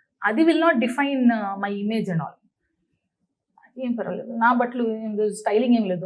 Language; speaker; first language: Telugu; non-native, learner; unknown